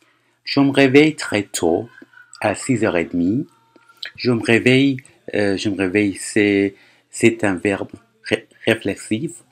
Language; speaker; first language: French; non-native, fluent; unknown